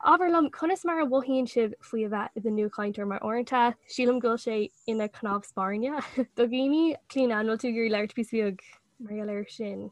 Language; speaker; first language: Irish; non-native, local second language; English